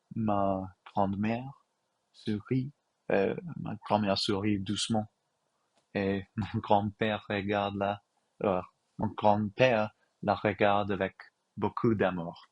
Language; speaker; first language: French; non-native, learner; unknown